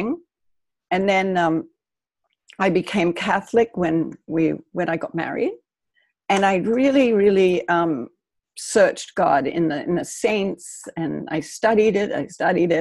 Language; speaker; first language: English; native; English